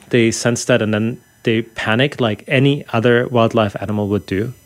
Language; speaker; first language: English; non-native, fluent; German